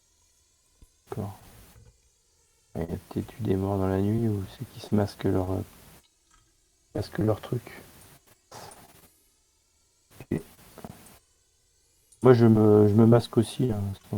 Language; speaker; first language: French; native; French